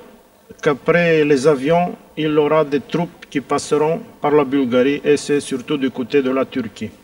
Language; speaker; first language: French; non-native, fluent; Bulgarian